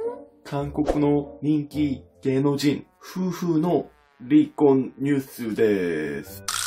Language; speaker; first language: Japanese; non-native, learner; Korean